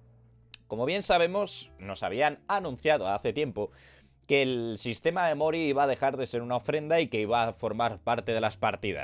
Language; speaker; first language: Spanish; native; Spanish